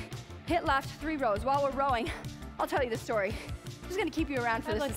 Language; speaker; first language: English; native; English